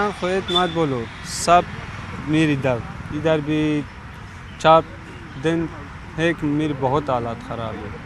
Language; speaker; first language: Hindi; non-native, learner; Persian